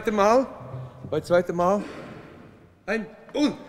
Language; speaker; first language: German; non-native, fluent; Latvian